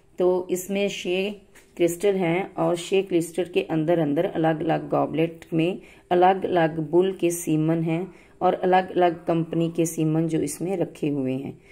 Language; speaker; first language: Hindi; non-native, local second language; Punjabi